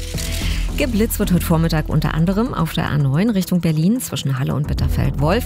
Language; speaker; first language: German; native; German